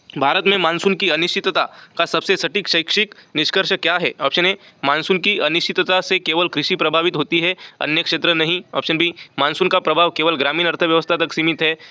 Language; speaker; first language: Hindi; non-native, local second language; Marathi